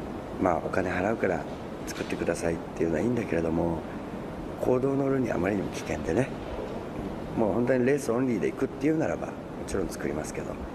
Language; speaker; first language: Japanese; native; Japanese